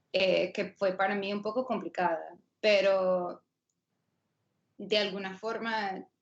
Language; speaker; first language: Spanish; non-native, fluent; English